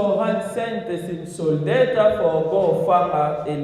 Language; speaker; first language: Danish; non-native, fluent; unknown